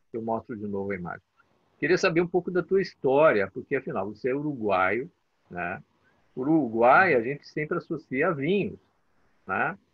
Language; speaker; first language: Portuguese; native; Portuguese